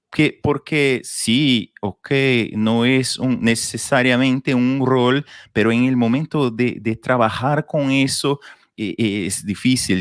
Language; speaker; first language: Spanish; non-native, fluent; Portuguese